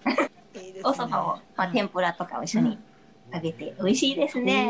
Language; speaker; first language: Japanese; non-native, fluent; Thai